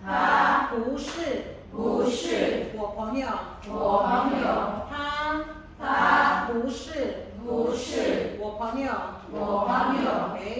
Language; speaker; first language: Chinese; non-native, fluent; Filipino